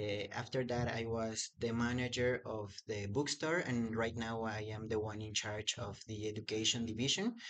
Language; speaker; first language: English; non-native, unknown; Spanish